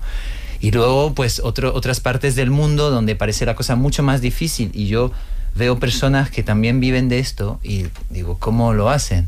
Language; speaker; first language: Spanish; non-native, fluent; French